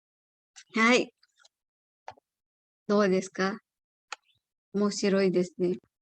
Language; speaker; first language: Japanese; non-native, fluent; Indonesian